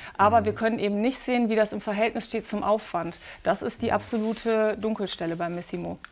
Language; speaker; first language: German; native; German